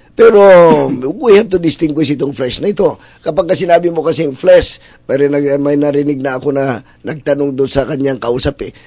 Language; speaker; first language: Filipino; non-native, local second language; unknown